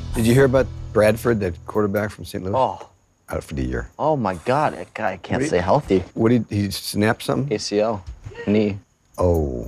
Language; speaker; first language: English; native; English